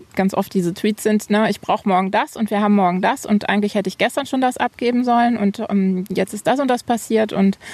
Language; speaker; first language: German; native; German